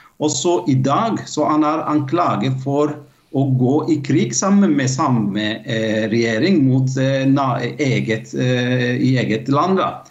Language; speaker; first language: Norwegian; non-native, fluent; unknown